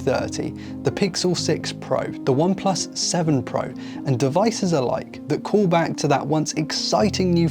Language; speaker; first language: English; native; English